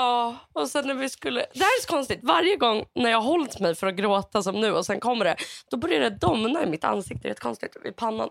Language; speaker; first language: Swedish; native; Swedish